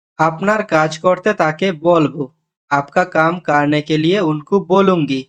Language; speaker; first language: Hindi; non-native, learner; Bangla